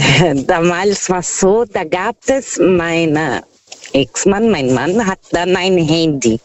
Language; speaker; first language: German; non-native, fluent; Portuguese